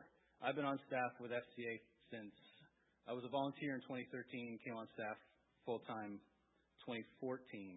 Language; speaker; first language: English; native; English